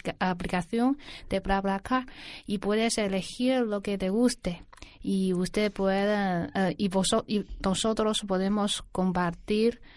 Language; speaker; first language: Spanish; non-native, learner; Chinese